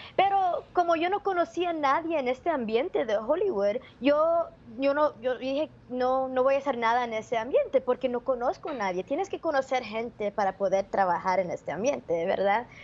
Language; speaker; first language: Spanish; early bilingual, heritage; Spanish